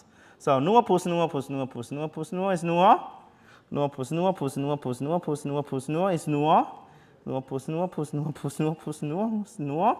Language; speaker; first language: German; non-native, learner; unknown